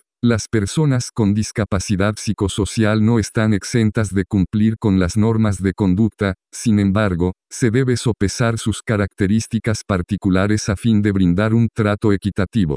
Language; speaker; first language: Spanish; native; Spanish